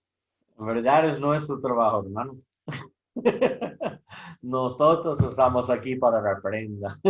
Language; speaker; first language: Spanish; non-native, learner; English